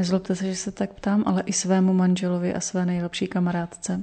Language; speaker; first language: Czech; native; Czech